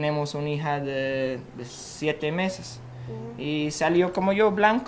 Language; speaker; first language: Spanish; non-native, fluent; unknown